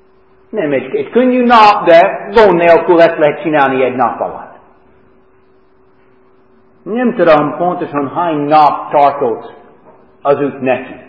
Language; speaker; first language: Hungarian; non-native, fluent; English